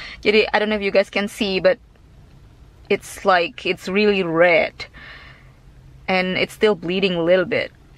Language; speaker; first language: English; non-native, fluent; Indonesian